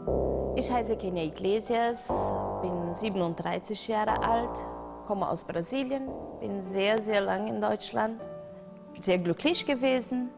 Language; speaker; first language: German; non-native, fluent; Portuguese